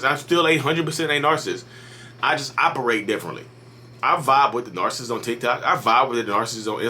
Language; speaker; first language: English; native; English